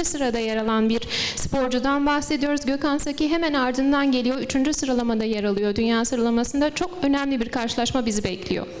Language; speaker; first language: Turkish; native; Turkish